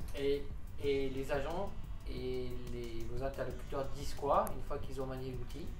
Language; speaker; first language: French; native; French